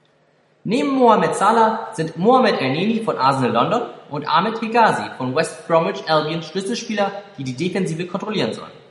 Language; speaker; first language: German; native; German